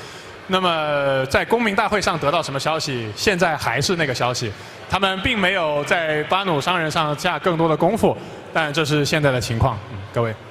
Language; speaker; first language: Chinese; native; Chinese